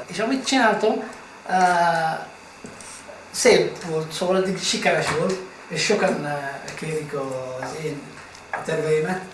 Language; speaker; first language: Hungarian; non-native, fluent; Arabic